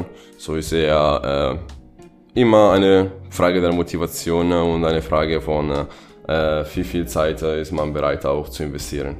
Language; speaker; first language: German; non-native, fluent; Italian